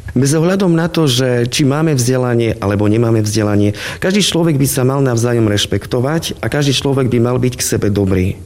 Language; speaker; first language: Slovak; non-native, local second language; Romany